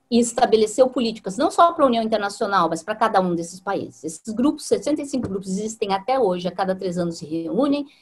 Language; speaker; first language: Portuguese; native; Portuguese